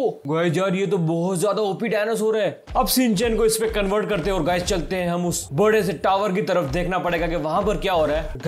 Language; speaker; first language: Hindi; native; Hindi